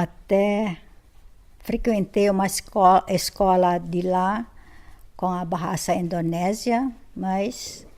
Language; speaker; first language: Portuguese; non-native, fluent; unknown